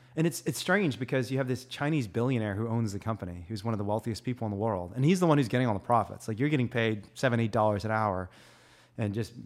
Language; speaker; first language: English; native; English